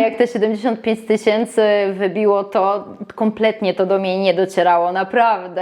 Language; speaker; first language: Polish; native; Polish